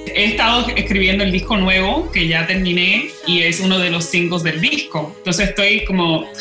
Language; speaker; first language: Spanish; early bilingual, heritage; Spanish